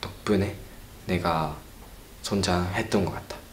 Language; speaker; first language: Korean; non-native, learner; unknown